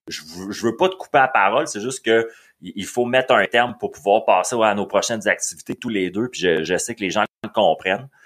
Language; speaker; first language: French; native; French